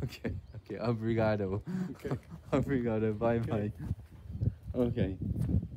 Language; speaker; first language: Portuguese; non-native, learner; English